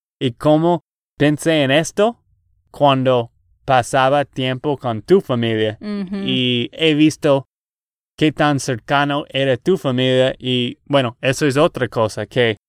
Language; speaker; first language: Spanish; non-native, fluent; English